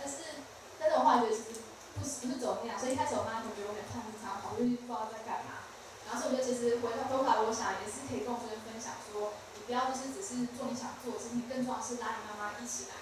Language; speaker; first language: Chinese; native; Chinese